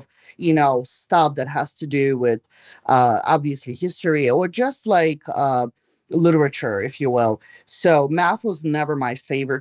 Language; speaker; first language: English; non-native, fluent; Russian